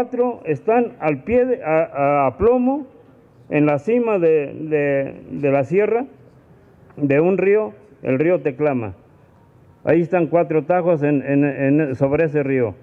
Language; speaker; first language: Spanish; native; Spanish